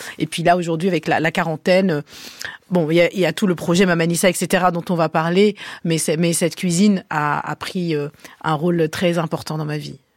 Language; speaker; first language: French; early bilingual, other home language; Arabic